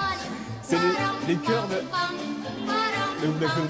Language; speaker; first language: French; native; French